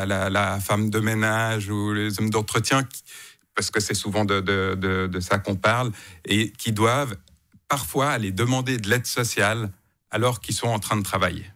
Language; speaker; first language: French; native; French